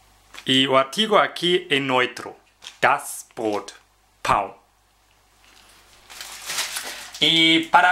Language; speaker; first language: Portuguese; non-native, fluent; German